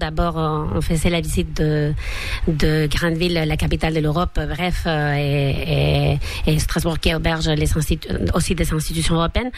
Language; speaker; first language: French; non-native, fluent; Spanish